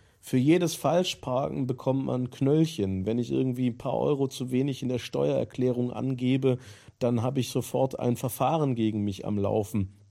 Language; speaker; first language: German; native; German